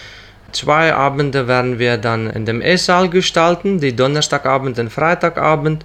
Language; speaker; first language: German; non-native, local second language; Plautdietsch